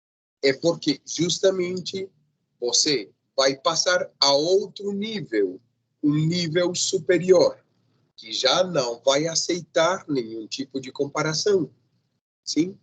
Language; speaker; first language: Portuguese; non-native, fluent; Spanish